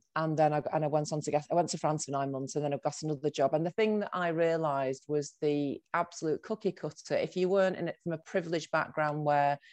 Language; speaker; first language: English; native; English